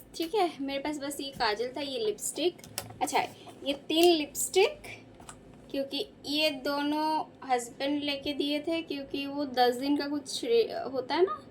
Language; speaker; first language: Hindi; non-native, local second language; Bangla